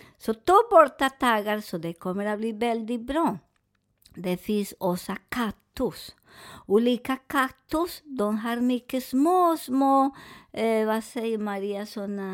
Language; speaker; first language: Swedish; non-native, fluent; Spanish